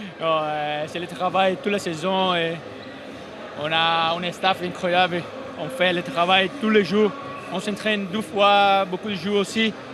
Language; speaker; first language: French; non-native, fluent; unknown